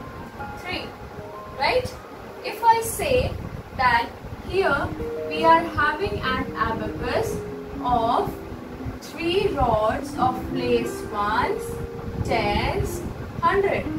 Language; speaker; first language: English; non-native, local second language; Hindi